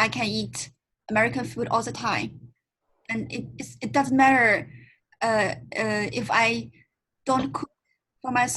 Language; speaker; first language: English; non-native, learner; Chinese